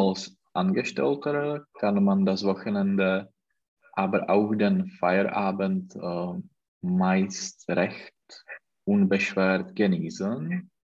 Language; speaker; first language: German; non-native, learner; Czech